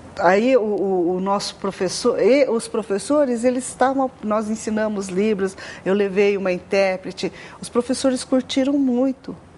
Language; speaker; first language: Portuguese; non-native, local second language; Japanese